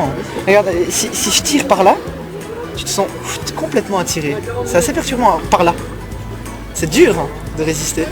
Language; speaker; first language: French; native; French